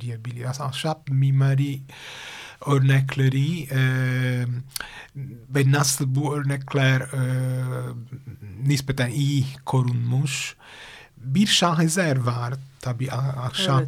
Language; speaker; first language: Turkish; non-native, fluent; Italian